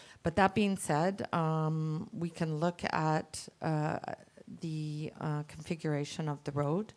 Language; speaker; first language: English; native; English